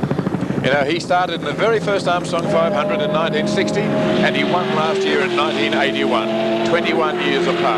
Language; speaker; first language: English; native; English